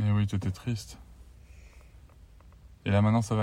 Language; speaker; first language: French; native; French